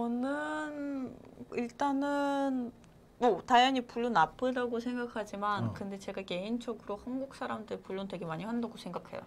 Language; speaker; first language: Korean; non-native, fluent; Russian